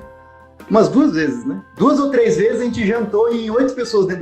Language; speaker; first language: Portuguese; native; Portuguese